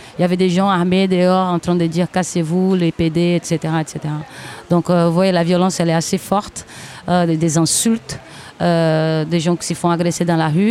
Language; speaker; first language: French; non-native, fluent; Portuguese